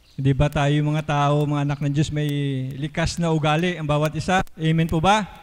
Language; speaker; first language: Filipino; native; Filipino